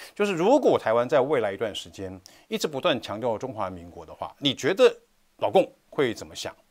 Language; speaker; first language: Chinese; native; Chinese